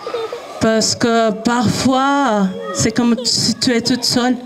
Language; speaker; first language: French; non-native, learner; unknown